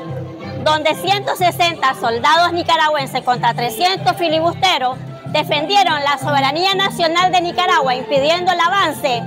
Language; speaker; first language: Spanish; native; Spanish